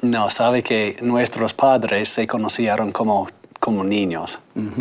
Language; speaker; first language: Spanish; non-native, fluent; English